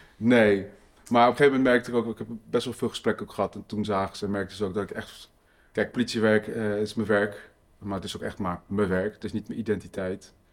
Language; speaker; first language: Dutch; early bilingual, other home language; Riffian